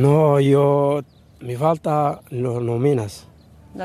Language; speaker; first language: Spanish; non-native, learner; Arabic